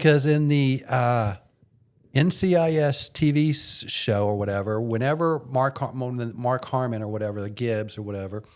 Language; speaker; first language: English; native; English